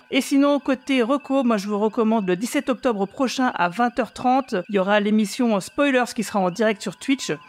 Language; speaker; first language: French; native; French